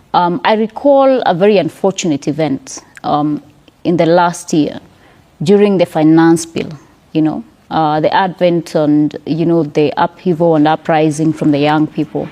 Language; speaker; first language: English; non-native, local second language; Kikuyu